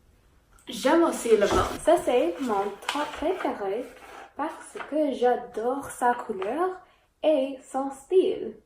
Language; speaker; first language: French; non-native, learner; English